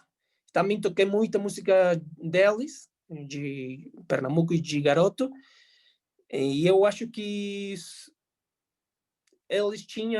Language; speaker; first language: Portuguese; non-native, fluent; Spanish